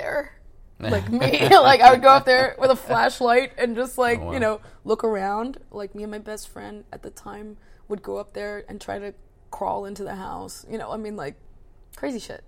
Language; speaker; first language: English; native; English